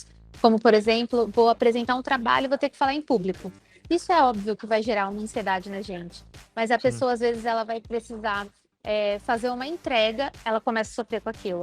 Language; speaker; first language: Portuguese; native; Portuguese